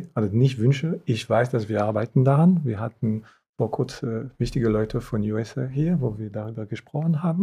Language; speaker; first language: German; non-native, fluent; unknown